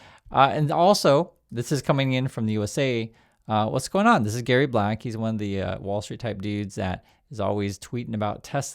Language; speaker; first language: English; native; English